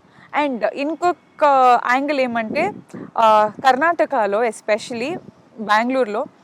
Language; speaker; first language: Telugu; non-native, local second language; Kannada